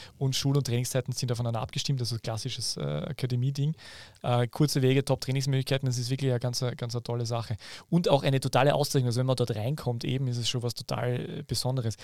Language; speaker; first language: German; native; German